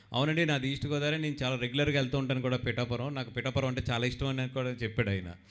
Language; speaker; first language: Telugu; native; Telugu